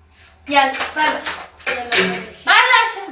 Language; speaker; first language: Arabic; native; Arabic